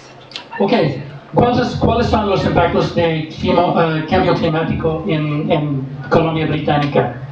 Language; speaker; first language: Spanish; non-native, learner; English